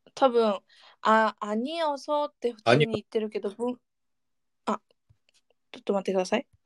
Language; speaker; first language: Japanese; non-native, fluent; Korean